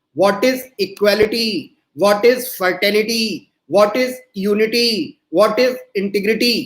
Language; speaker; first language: English; non-native, local second language; Hindi